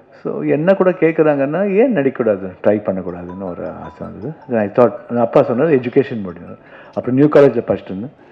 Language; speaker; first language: Tamil; non-native, local second language; Kannada